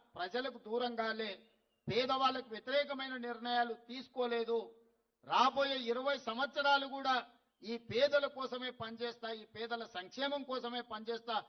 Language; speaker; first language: Telugu; native; Telugu